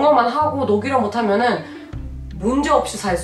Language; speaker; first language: Korean; non-native, fluent; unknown